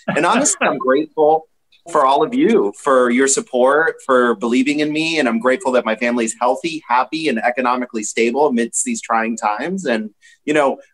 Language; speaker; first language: English; native; English